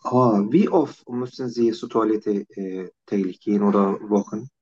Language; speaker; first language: German; non-native, fluent; Turkish